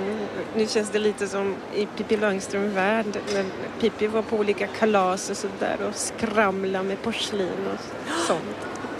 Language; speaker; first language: Swedish; non-native, fluent; Polish